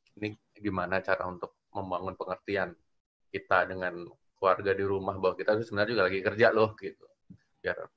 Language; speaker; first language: Indonesian; native; Indonesian